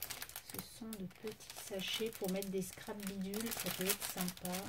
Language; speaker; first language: French; native; French